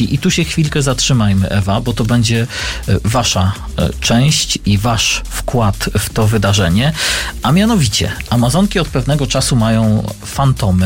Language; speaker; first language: Polish; native; Polish